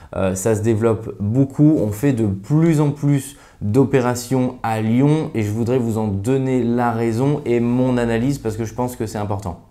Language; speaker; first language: French; native; French